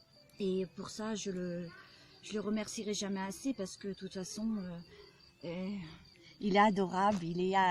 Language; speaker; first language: French; native; French